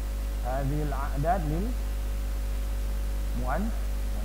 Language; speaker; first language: Arabic; non-native, fluent; Indonesian